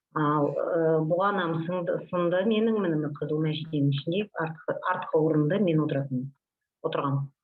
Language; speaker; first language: Kazakh; native; Kazakh